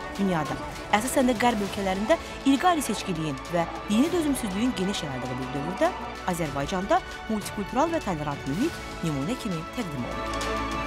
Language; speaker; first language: Azerbaijani; native; Azerbaijani